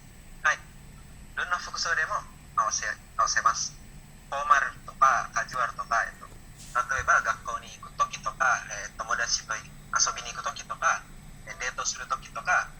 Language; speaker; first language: Japanese; non-native, learner; Indonesian